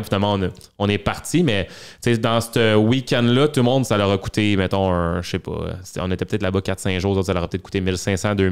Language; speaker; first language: French; native; French